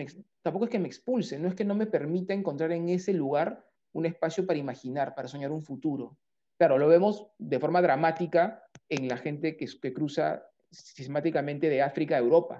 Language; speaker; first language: Spanish; native; Spanish